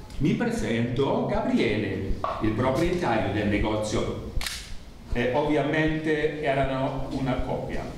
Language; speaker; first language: Italian; non-native, learner; German